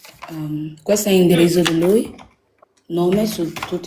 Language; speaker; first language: Italian; non-native, learner; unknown